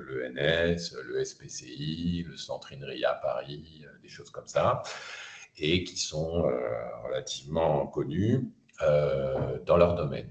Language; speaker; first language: French; native; French